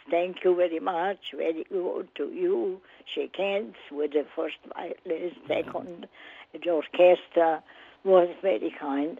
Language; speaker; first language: English; non-native, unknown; Italian